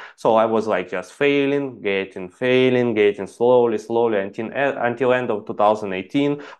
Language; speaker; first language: English; non-native, fluent; Ukrainian